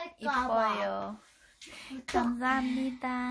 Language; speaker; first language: Korean; non-native, fluent; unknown